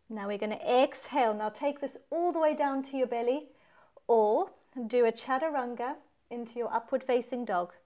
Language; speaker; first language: English; native; English